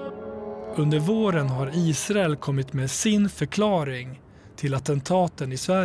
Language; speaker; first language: Swedish; native; Swedish